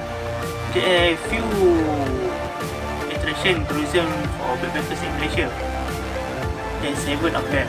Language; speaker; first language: English; non-native, learner; Malay